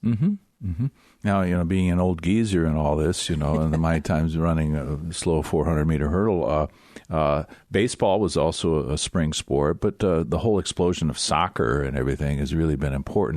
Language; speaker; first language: English; native; English